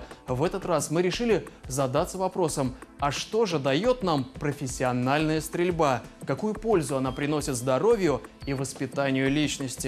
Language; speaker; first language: Russian; native; Russian